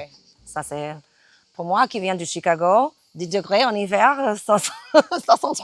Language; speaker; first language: French; non-native, fluent; English